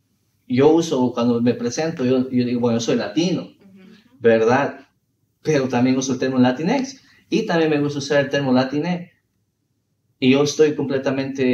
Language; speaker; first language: Spanish; early bilingual, heritage; Spanish